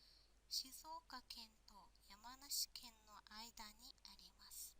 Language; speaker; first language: Japanese; non-native, fluent; Mongolian